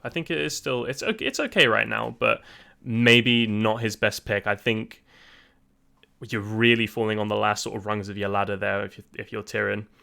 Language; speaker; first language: English; native; English